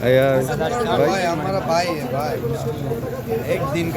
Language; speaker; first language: Hindi; non-native, learner; Bangla